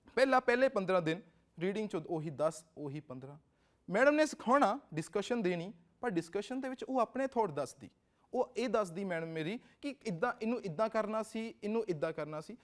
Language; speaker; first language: Punjabi; native; Punjabi